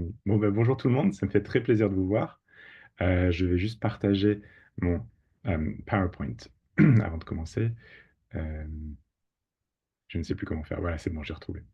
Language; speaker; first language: French; native; French